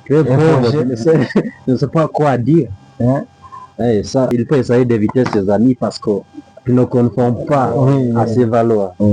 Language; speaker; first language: French; non-native, learner; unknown